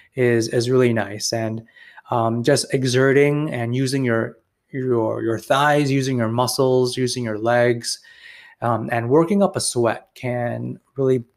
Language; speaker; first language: English; native; English